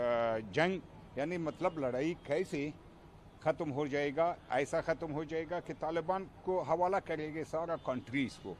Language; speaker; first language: Hindi; non-native, fluent; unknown